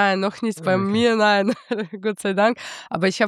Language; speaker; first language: German; non-native, fluent; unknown